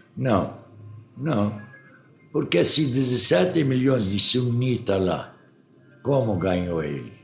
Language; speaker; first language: Portuguese; non-native, fluent; Arabic